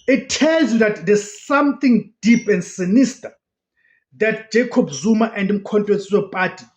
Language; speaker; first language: English; non-native, local second language; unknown